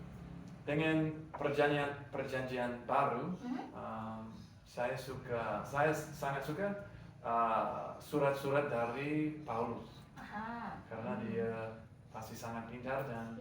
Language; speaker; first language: Indonesian; non-native, learner; English